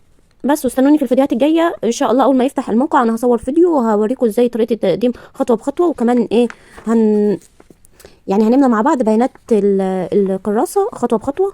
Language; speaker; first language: Arabic; native; Arabic